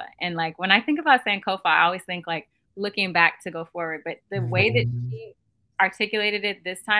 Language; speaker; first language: English; native; English